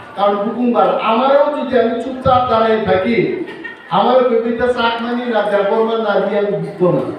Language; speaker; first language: Bangla; non-native, local second language; Kok Borok